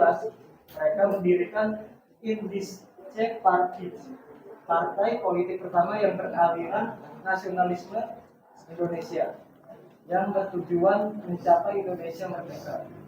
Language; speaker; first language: Indonesian; native; Indonesian